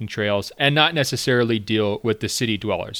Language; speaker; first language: English; native; English